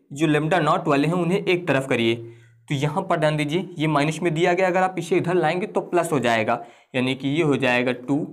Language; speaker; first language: Hindi; native; Hindi